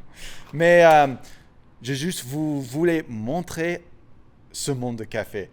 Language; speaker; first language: French; non-native, fluent; English